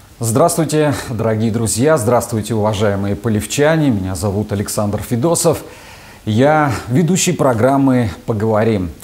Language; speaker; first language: Russian; native; Russian